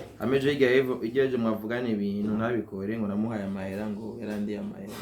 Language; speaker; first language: Rundi; native; Rundi